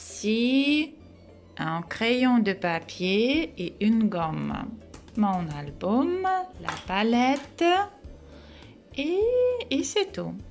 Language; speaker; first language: French; non-native, fluent; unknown